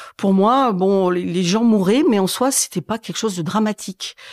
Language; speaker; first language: French; native; French